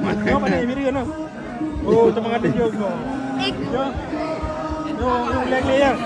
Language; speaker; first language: Indonesian; non-native, local second language; Achinese